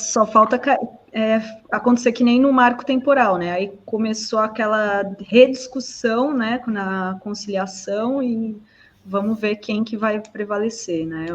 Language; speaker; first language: Portuguese; native; Portuguese